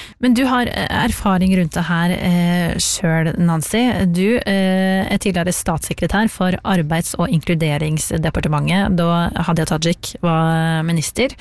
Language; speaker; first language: Norwegian; native; Norwegian